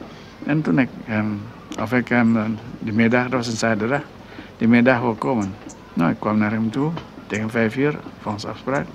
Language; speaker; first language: Dutch; non-native, local second language; Minangkabau